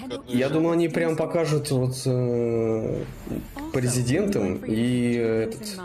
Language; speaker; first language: Russian; native; Russian